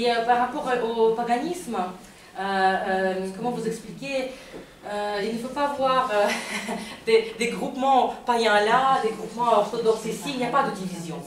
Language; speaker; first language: French; non-native, fluent; Russian